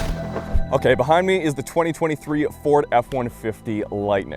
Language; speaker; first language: English; native; English